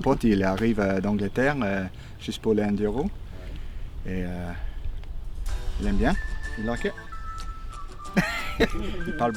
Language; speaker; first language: French; non-native, learner; English